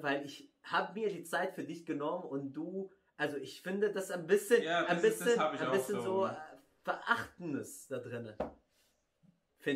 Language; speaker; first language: German; non-native, fluent; Arabic